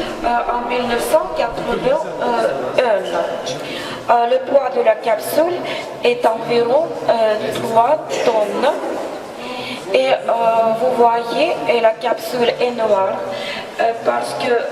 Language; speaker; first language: French; non-native, learner; Russian